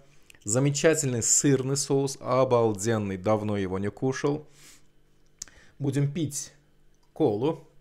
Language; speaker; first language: Russian; non-native, local second language; Azerbaijani